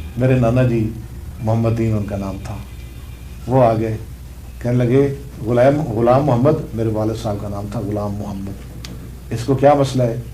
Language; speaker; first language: Urdu; non-native, local second language; Punjabi